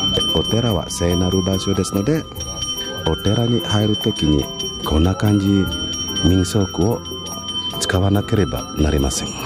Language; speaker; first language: Japanese; non-native, learner; Indonesian